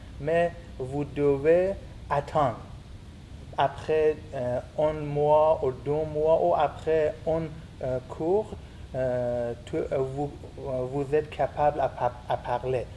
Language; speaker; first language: French; non-native, learner; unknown